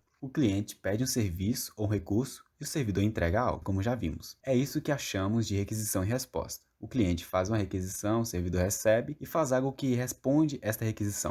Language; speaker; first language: Portuguese; native; Portuguese